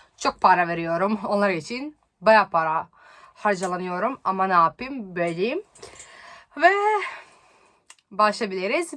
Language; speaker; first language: Turkish; non-native, learner; Serbian